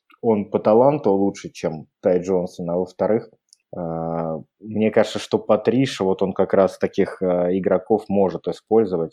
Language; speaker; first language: Russian; native; Russian